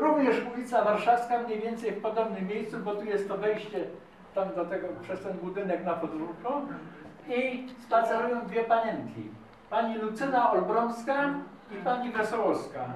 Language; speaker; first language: Polish; native; Polish